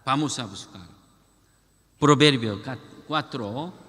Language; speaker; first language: Spanish; non-native, learner; Korean